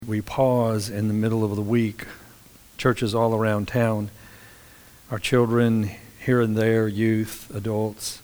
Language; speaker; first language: English; native; English